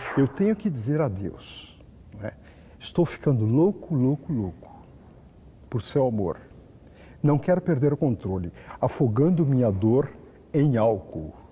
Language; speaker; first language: Portuguese; native; Portuguese